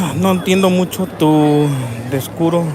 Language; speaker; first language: Spanish; early bilingual, heritage; Spanish